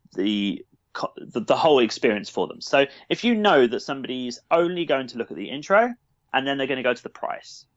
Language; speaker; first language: English; native; English